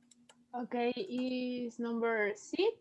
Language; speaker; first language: English; non-native, learner; Spanish